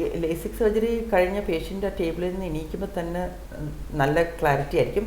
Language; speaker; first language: Malayalam; native; Malayalam